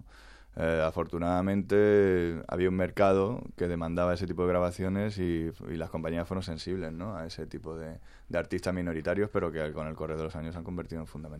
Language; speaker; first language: Spanish; native; Spanish